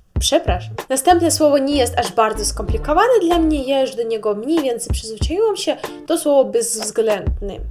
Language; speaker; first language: Polish; non-native, learner; Russian